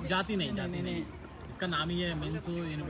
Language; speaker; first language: Hindi; native; Hindi